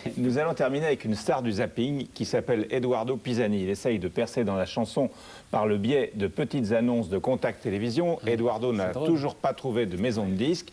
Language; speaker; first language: French; native; French